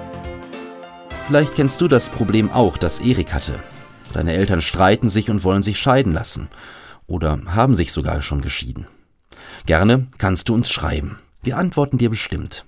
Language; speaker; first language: German; native; German